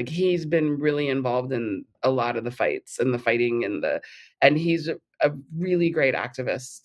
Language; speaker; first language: English; native; English